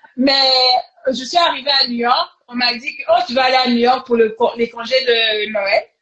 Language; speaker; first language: French; non-native, local second language; Lingala